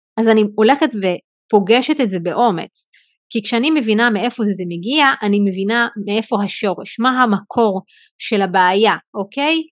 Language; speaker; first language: Hebrew; non-native, local second language; Arabic